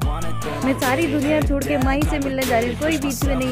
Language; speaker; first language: Hindi; native; Hindi